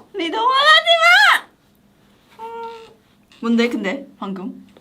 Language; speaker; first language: Korean; non-native, fluent; Chinese